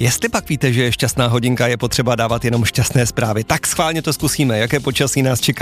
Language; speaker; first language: Czech; native; Czech